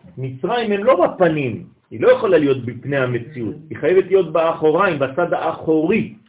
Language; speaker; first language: Hebrew; non-native, fluent; French